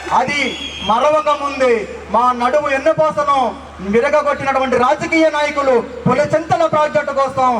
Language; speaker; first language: Telugu; non-native, local second language; Lambadi